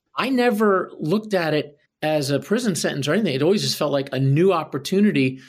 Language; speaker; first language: English; native; English